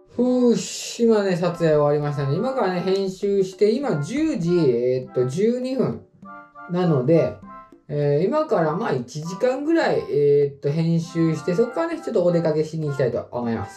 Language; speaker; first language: Japanese; native; Japanese